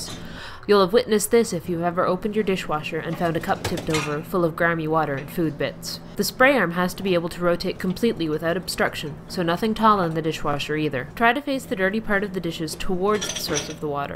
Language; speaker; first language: English; native; English